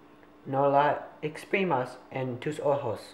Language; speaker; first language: Spanish; non-native, learner; English